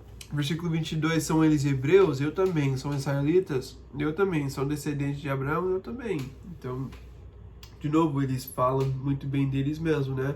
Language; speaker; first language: Portuguese; non-native, fluent; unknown